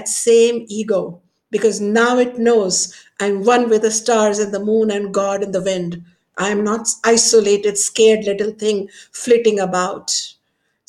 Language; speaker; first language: English; non-native, local second language; Hindi